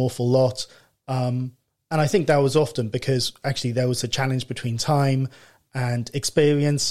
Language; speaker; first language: English; native; English